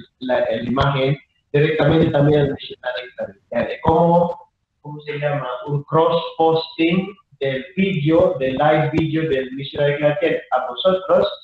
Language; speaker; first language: Spanish; non-native, fluent; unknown